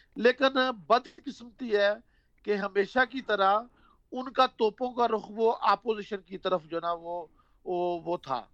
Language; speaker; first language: Urdu; non-native, local second language; Punjabi